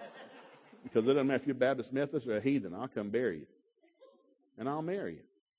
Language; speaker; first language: English; native; English